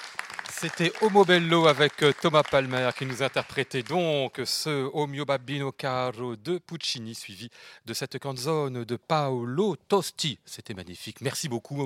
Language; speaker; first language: French; native; French